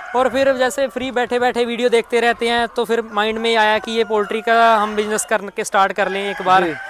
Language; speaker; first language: Hindi; native; Hindi